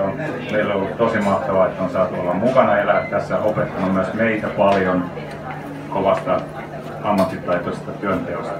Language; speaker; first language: Finnish; native; Finnish